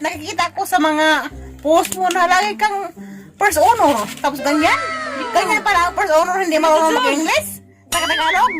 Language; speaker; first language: Filipino; non-native, local second language; Cebuano